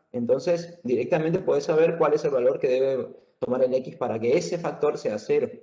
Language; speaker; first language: Spanish; native; Spanish